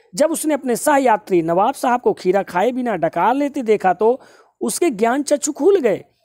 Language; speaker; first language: Hindi; native; Hindi